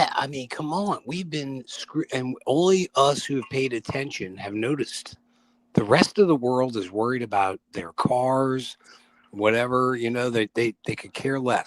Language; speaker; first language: English; native; English